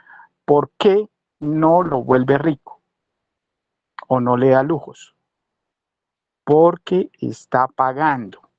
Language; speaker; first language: Spanish; native; Spanish